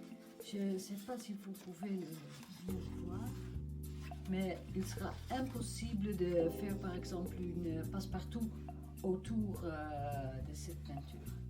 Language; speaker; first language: French; non-native, fluent; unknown